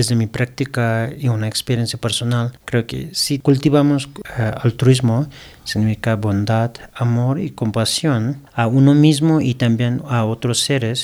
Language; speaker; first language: Spanish; non-native, learner; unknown